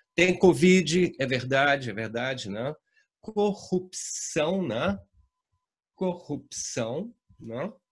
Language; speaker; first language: Portuguese; native; Portuguese